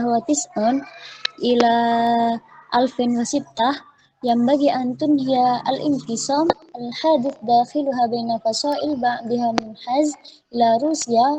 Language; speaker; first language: Arabic; non-native, learner; Indonesian